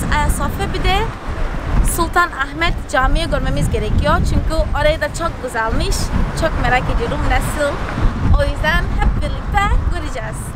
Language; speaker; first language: Turkish; non-native, fluent; Portuguese